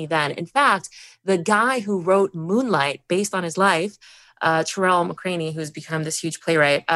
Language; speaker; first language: English; early bilingual, other home language; Spanish